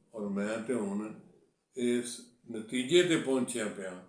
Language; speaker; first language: Urdu; non-native, local second language; Punjabi